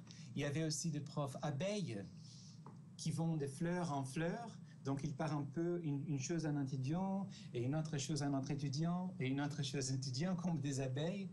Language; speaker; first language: French; non-native, fluent; Portuguese